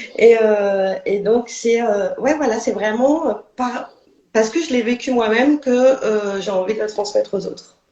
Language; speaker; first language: French; native; French